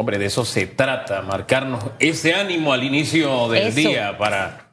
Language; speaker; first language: Spanish; native; Spanish